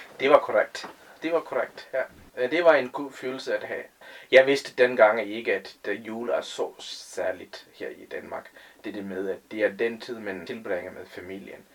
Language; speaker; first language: Danish; non-native, fluent; Tamil